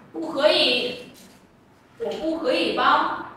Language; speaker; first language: Chinese; non-native, fluent; Vietnamese